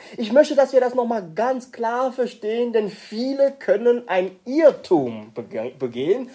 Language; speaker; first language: German; non-native, fluent; French